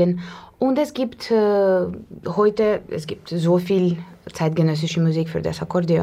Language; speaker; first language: German; non-native, learner; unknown